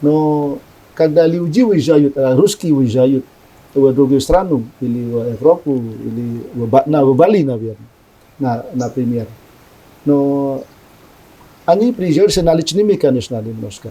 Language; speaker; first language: Russian; non-native, learner; Indonesian